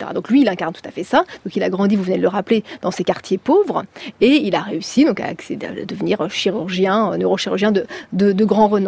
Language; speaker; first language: French; native; French